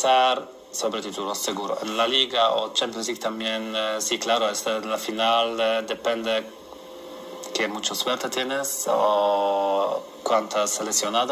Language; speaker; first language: Spanish; non-native, learner; Polish